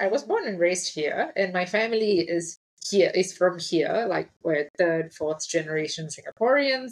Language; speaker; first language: English; native; English